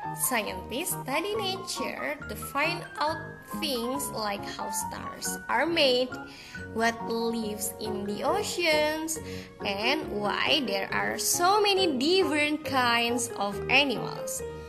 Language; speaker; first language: English; non-native, fluent; Indonesian